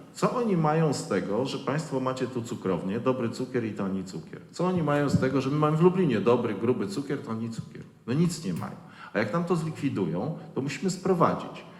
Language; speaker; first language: Polish; native; Polish